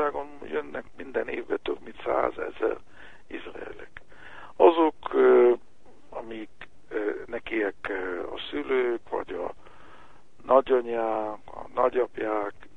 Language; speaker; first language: Hungarian; early bilingual, heritage; Hebrew